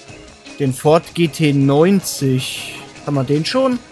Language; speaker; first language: German; native; German